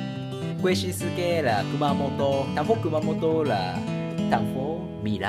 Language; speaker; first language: Vietnamese; non-native, learner; Japanese